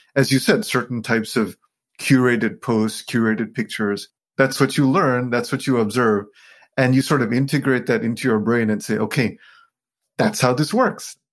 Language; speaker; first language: English; non-native, local second language; Sinhala